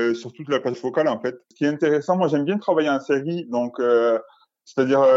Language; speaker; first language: French; native; French